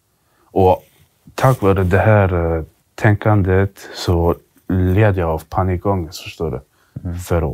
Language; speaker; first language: Swedish; early bilingual, other home language; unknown